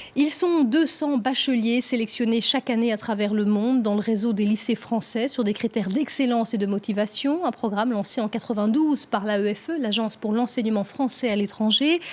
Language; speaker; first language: French; native; French